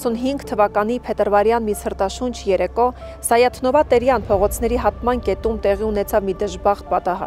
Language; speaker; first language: Armenian; native; Armenian